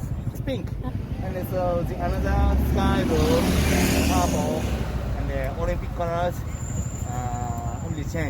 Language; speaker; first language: English; non-native, learner; Japanese